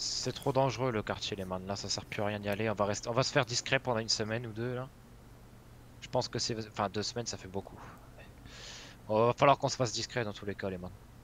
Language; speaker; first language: French; native; French